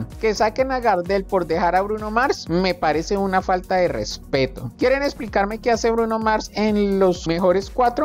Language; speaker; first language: Spanish; native; Spanish